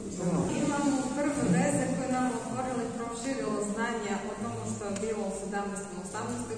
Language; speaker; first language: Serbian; non-native, fluent; Russian